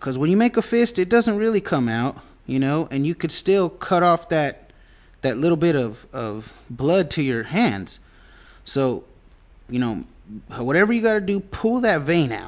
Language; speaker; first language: English; native; English